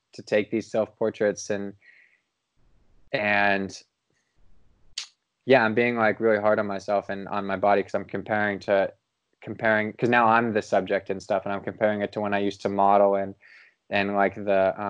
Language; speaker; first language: English; native; English